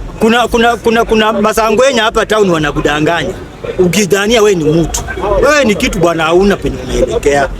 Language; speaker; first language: Swahili; non-native, local second language; Luyia